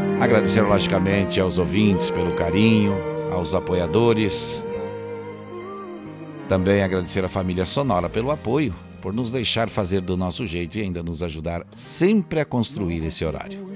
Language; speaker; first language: Portuguese; native; Portuguese